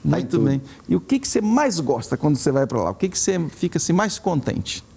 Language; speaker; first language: Portuguese; native; Portuguese